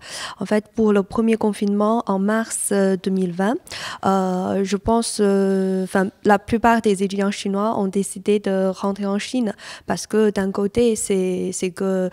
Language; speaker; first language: French; non-native, fluent; Chinese